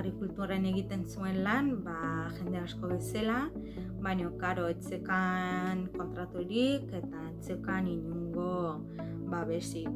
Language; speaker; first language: Basque; non-native, fluent; Arabic